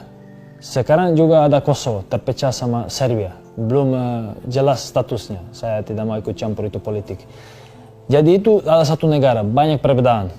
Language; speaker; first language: Indonesian; non-native, fluent; Serbian